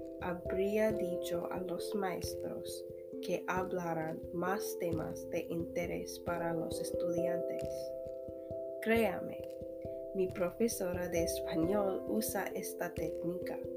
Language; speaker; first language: Spanish; non-native, learner; English